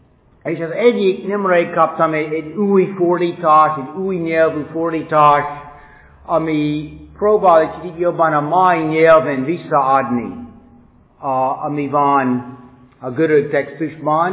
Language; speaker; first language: Hungarian; non-native, fluent; English